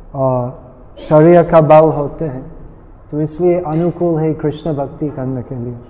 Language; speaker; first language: Hindi; non-native, fluent; English